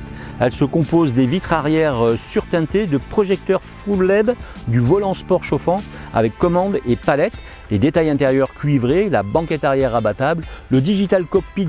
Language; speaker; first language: French; native; French